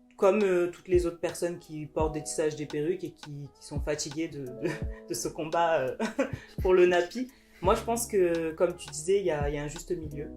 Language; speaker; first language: French; early bilingual, other home language; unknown